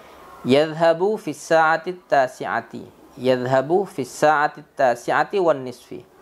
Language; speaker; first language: Arabic; non-native, fluent; Indonesian